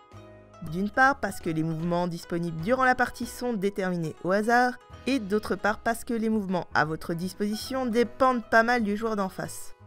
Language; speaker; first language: French; native; French